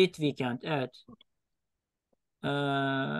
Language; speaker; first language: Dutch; non-native, learner; Turkish